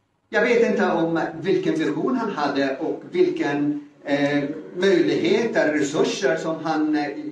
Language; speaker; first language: Swedish; non-native, fluent; Arabic